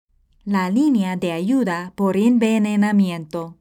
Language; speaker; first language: Spanish; non-native, fluent; English